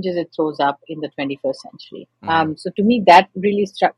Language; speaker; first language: English; native; English